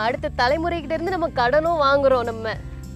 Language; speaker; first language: Tamil; native; Tamil